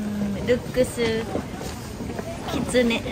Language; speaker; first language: English; non-native, learner; Japanese